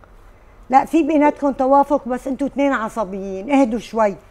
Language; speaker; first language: Arabic; native; Arabic